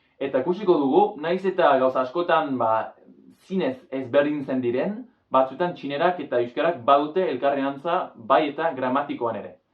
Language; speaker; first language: Basque; non-native, fluent; English